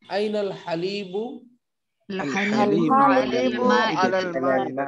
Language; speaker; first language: Arabic; non-native, fluent; Bangla